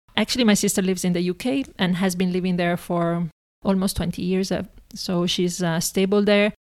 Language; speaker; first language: English; non-native, fluent; Italian